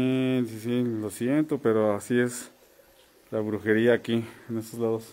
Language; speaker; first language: Spanish; native; Spanish